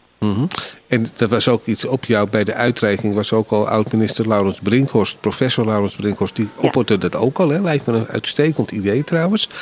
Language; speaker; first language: Dutch; native; Dutch